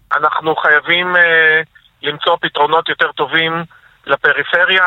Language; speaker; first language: Hebrew; native; Hebrew